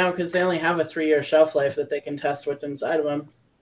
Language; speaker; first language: English; native; English